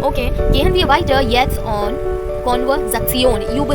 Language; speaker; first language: German; non-native, fluent; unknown